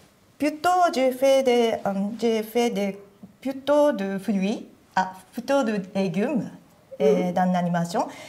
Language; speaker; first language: French; non-native, learner; Japanese